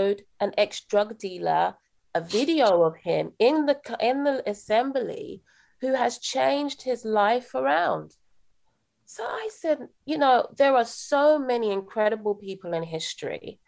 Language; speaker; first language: English; native; English